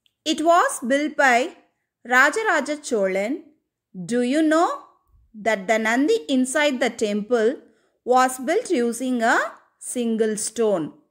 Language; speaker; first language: English; non-native, local second language; Tamil